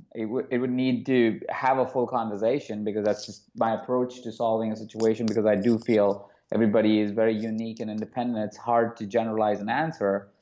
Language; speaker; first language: English; non-native, local second language; Hindi